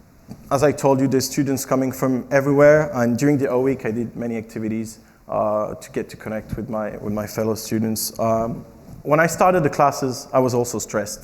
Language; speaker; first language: English; non-native, fluent; French